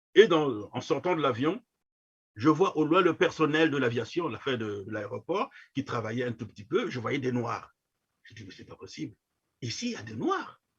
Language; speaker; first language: French; non-native, local second language; Kongo